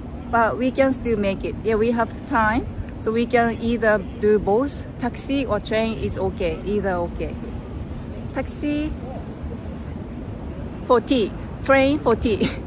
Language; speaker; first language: English; non-native, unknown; Japanese